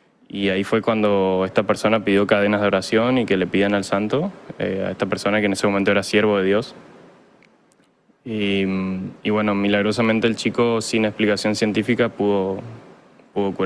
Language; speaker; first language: Spanish; native; Spanish